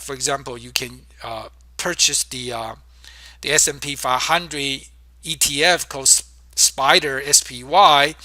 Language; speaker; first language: English; non-native, fluent; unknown